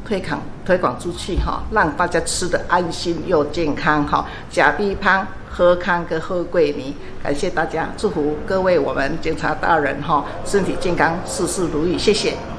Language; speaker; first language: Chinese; non-native, local second language; Min Nan Chinese